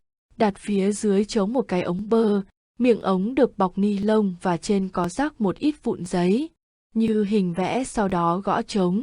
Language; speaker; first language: Vietnamese; native; Vietnamese